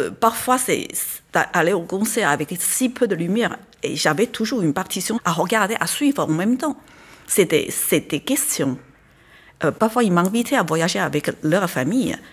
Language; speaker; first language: French; non-native, fluent; Chinese